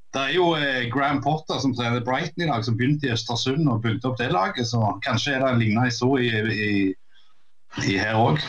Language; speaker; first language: Norwegian; native; Norwegian